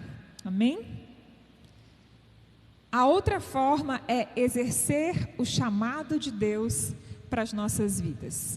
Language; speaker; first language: Portuguese; native; Portuguese